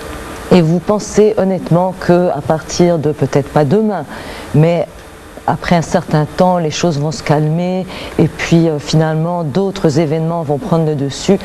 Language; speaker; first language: French; native; French